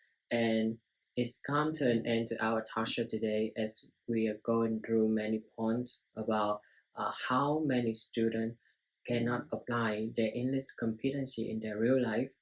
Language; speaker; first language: English; non-native, learner; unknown